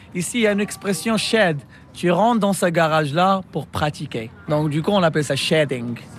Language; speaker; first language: French; non-native, local second language; Arabic